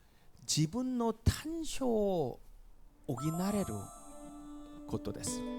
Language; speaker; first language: Japanese; non-native, fluent; Korean